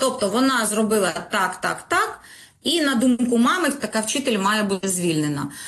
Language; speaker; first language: Ukrainian; non-native, local second language; Russian